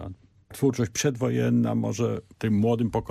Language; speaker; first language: Polish; native; Polish